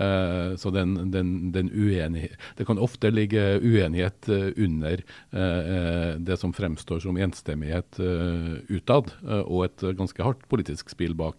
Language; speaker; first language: Norwegian; native; Norwegian